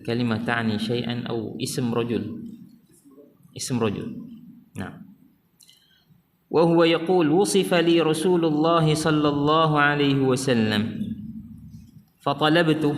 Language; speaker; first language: Arabic; non-native, fluent; Malay